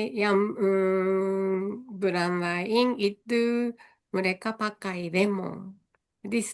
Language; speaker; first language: Indonesian; non-native, learner; Japanese